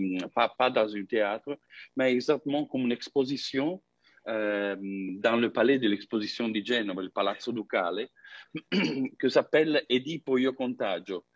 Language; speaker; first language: French; non-native, fluent; Italian